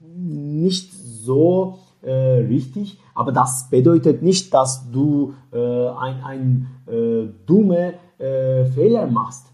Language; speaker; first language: German; non-native, fluent; Turkish